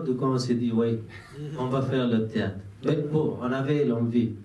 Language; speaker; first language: French; non-native, fluent; Persian